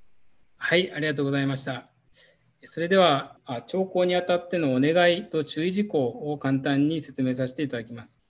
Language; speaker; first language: Japanese; native; Japanese